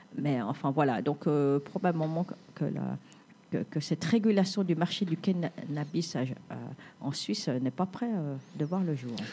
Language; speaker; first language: French; native; French